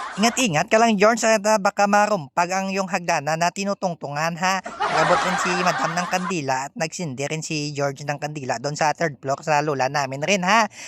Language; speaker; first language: Filipino; non-native, local second language; Hiligaynon